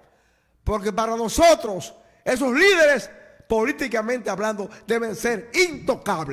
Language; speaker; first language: Spanish; native; Spanish